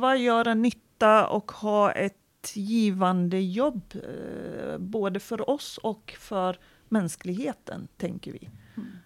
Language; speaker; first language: Swedish; non-native, fluent; Arabic